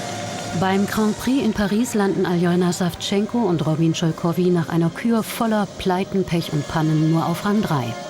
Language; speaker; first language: German; native; German